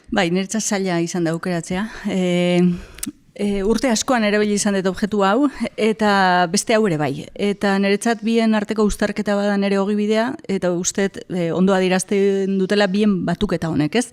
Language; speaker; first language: Basque; native; Basque